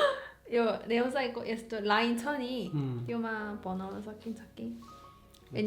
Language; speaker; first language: Nepali; non-native, learner; Korean